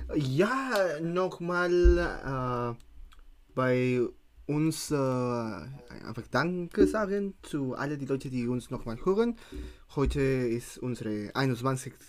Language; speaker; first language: German; non-native, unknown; Spanish